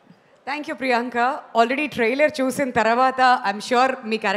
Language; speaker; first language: Telugu; native; Telugu